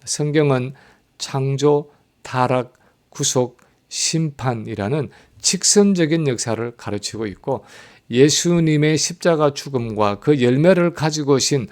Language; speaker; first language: Korean; native; Korean